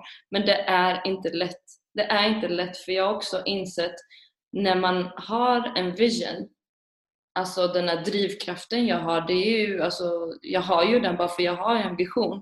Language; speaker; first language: Swedish; early bilingual, other home language; Persian